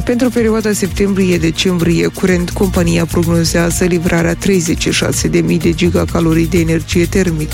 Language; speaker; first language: Romanian; native; Romanian